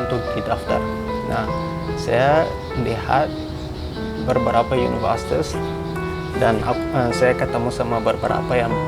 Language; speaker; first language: Indonesian; non-native, fluent; Hausa